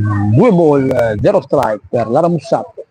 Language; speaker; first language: Italian; native; Italian